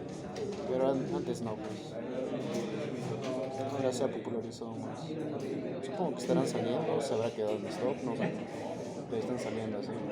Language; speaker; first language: Spanish; native; Spanish